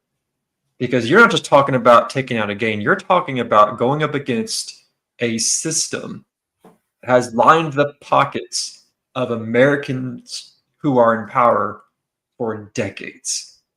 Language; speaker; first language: English; native; English